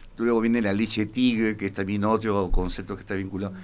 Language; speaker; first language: Spanish; native; Spanish